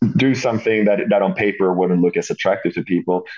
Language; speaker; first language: English; non-native, fluent; Swedish